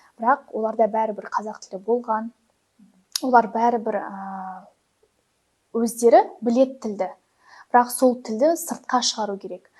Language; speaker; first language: Kazakh; non-native, local second language; Russian